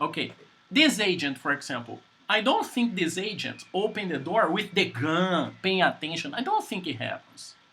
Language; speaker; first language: English; non-native, fluent; Portuguese